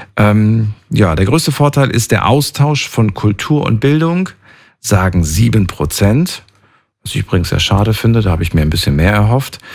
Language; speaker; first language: German; native; German